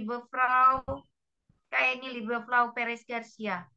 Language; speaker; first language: German; non-native, learner; Indonesian